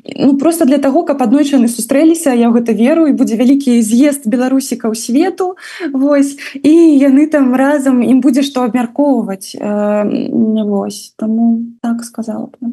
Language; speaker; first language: Belarusian; non-native, local second language; Russian